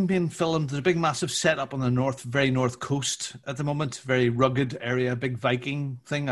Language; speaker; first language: English; native; English